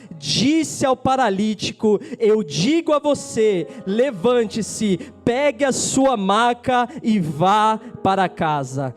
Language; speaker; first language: Portuguese; native; Portuguese